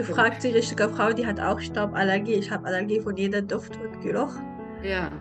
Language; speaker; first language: German; non-native, learner; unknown